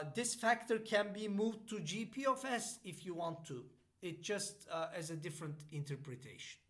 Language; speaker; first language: English; non-native, fluent; Turkish